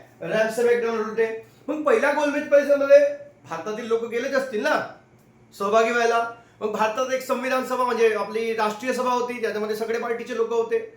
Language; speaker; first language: Marathi; non-native, local second language; Hindi